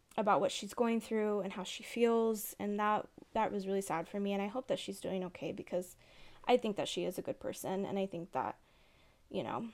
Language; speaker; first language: English; native; English